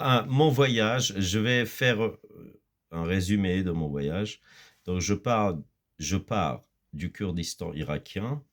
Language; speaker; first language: French; non-native, fluent; Kurdish